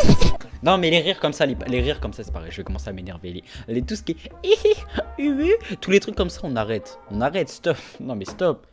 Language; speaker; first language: French; native; French